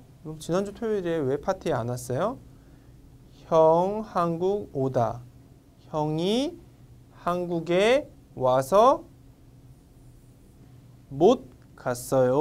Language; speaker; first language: Korean; non-native, fluent; Vietnamese